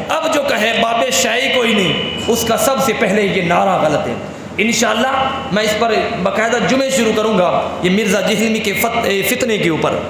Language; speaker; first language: Urdu; non-native, local second language; Punjabi